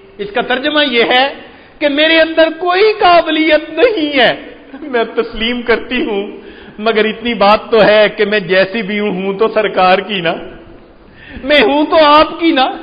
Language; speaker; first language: Urdu; non-native, local second language; Punjabi